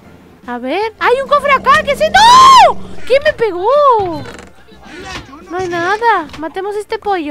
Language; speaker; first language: Spanish; native; Spanish